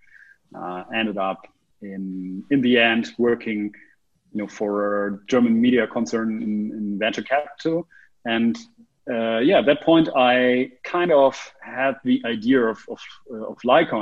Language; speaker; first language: English; non-native, fluent; German